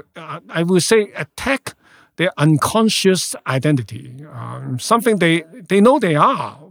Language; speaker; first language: English; non-native, local second language; Cantonese